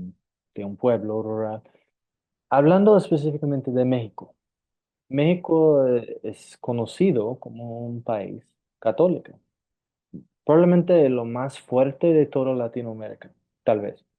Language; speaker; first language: Spanish; non-native, fluent; English